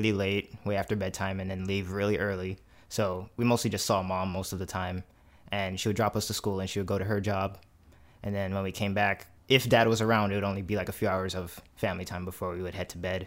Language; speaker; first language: English; native; English